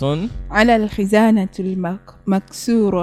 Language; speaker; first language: Arabic; non-native, learner; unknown